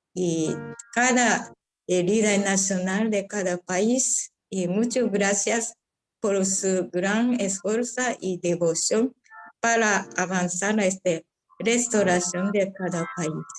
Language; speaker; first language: Spanish; non-native, fluent; Japanese